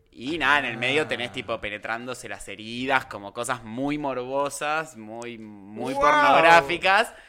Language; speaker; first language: Spanish; native; Spanish